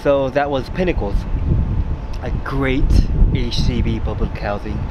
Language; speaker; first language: English; non-native, fluent; Japanese